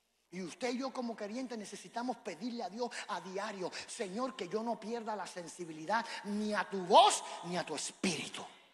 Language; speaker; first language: Spanish; native; Spanish